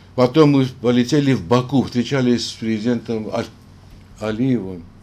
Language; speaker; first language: Russian; non-native, local second language; Armenian